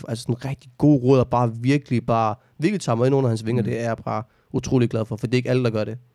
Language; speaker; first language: Danish; early bilingual, other home language; Arabic